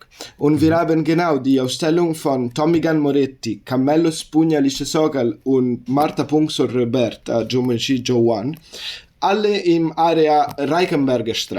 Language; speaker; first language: German; non-native, learner; Italian